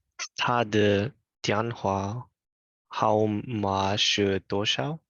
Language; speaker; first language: Chinese; non-native, learner; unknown